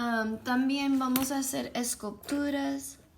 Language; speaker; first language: Spanish; non-native, learner; English